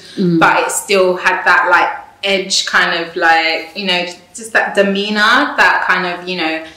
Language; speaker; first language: English; native; English